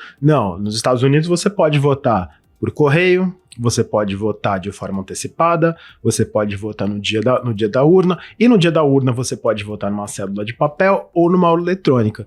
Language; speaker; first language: Portuguese; native; Portuguese